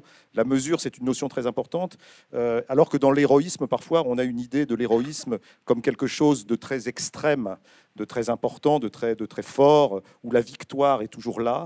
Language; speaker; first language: French; native; French